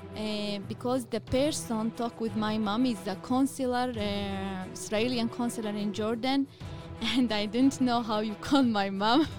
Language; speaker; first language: English; non-native, learner; Arabic